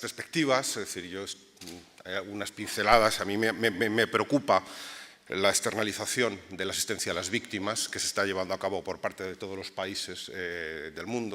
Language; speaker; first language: Spanish; native; Spanish